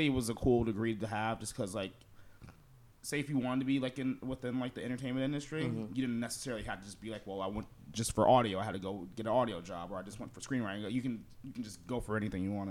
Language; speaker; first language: English; native; English